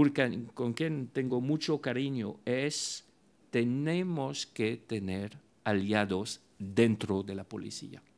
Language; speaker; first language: Spanish; non-native, fluent; French